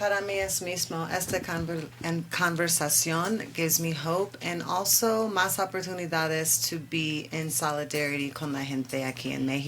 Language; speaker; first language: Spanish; non-native, learner; English